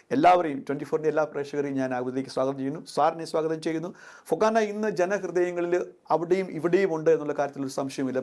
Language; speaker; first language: Malayalam; native; Malayalam